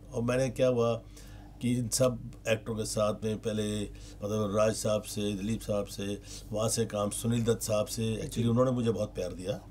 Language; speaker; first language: Hindi; native; Hindi